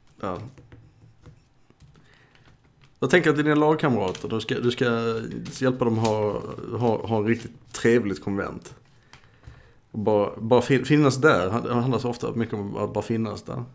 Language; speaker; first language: Swedish; native; Swedish